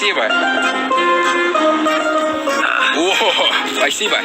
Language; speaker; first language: Russian; non-native, learner; English